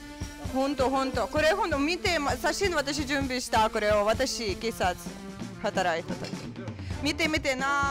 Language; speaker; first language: Japanese; non-native, learner; Russian